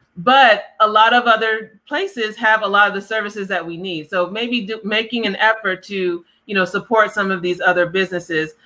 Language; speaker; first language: English; native; English